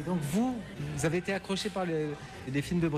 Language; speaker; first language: French; native; French